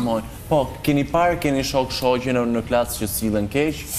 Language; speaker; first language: Albanian; native; Albanian